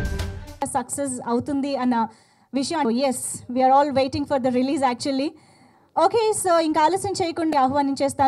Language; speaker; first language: Telugu; native; Telugu